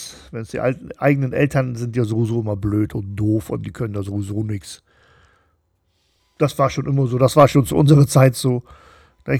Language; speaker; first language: German; native; German